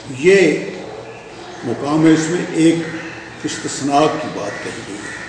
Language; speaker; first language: Urdu; non-native, local second language; Punjabi